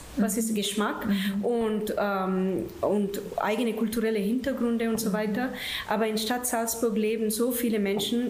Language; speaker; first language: German; non-native, fluent; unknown